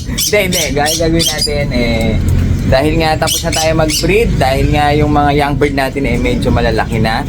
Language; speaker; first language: Filipino; native; Filipino